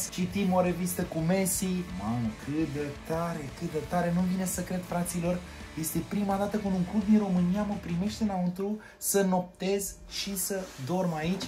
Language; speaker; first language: Romanian; native; Romanian